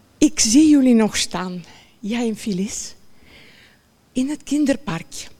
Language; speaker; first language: Dutch; non-native, fluent; Bulgarian